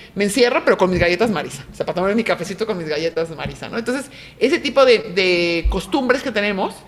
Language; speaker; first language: Spanish; native; Spanish